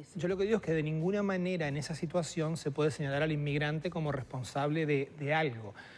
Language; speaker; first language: Spanish; native; Spanish